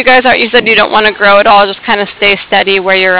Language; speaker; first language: English; native; English